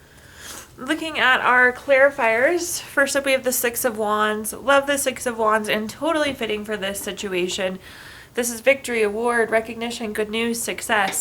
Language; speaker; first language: English; native; English